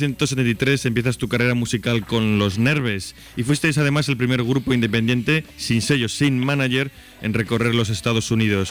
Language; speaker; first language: Spanish; native; Spanish